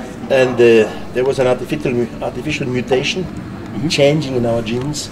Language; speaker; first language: English; non-native, fluent; German